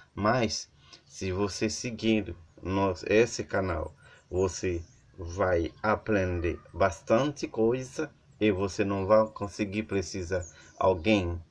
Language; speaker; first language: Portuguese; non-native, learner; Haitian Creole